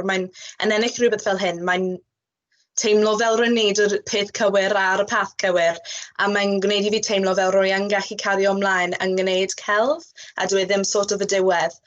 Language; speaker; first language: Welsh; non-native, local second language; English